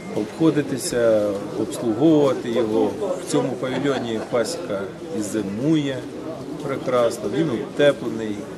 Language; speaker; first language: Ukrainian; native; Ukrainian